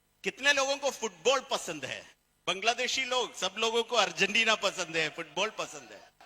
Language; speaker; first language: Hindi; non-native, learner; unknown